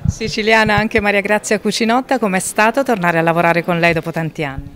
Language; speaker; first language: Italian; native; Italian